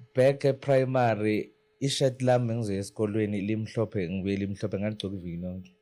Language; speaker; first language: Zulu; non-native, local second language; Xhosa